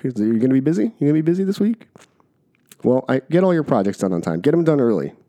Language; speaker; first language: English; native; English